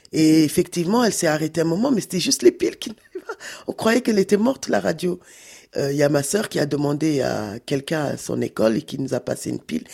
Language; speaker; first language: French; early bilingual, other home language; Wolof